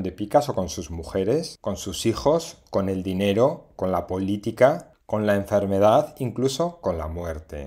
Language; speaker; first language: Spanish; native; Spanish